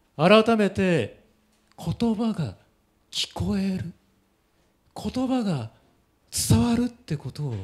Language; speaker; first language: Japanese; native; Japanese